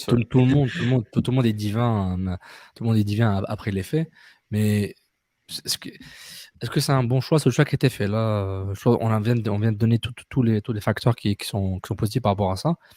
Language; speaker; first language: French; native; French